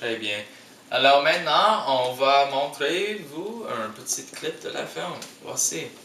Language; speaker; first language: French; non-native, learner; English